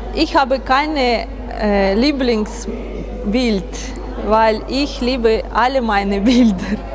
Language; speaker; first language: German; non-native, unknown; Russian